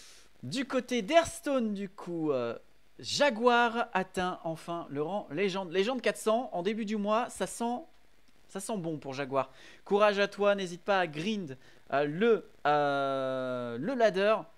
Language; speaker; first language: French; native; French